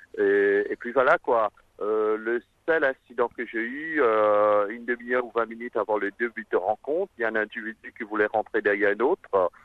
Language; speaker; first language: French; non-native, local second language; Morisyen